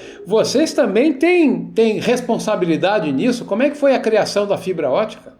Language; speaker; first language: Portuguese; native; Portuguese